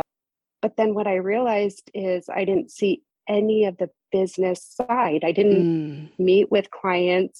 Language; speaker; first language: English; native; English